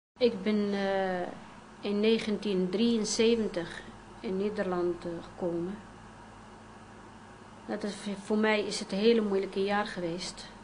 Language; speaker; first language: Dutch; non-native, fluent; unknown